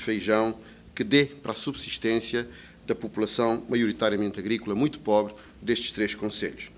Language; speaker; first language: Portuguese; native; Portuguese